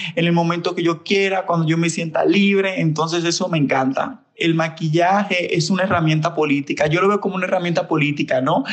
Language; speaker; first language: Spanish; native; Spanish